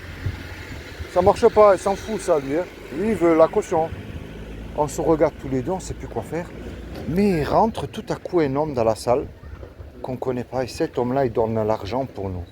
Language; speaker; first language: French; native; French